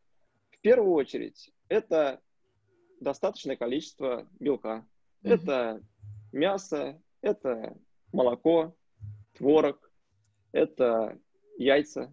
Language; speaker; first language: Russian; native; Russian